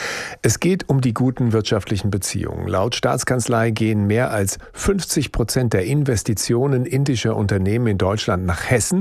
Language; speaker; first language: German; native; German